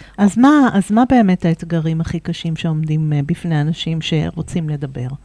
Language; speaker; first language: Hebrew; native; Hebrew